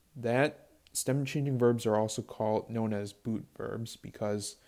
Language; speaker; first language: English; native; English